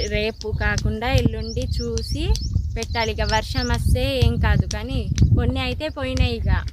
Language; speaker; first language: Telugu; non-native, local second language; Marathi